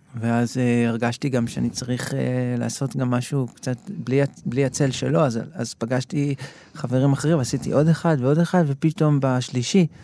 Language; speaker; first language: Hebrew; native; Hebrew